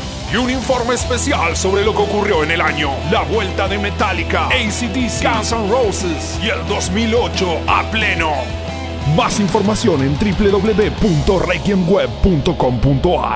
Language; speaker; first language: Spanish; native; Spanish